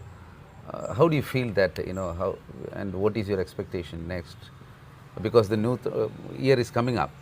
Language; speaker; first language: English; non-native, local second language; Malayalam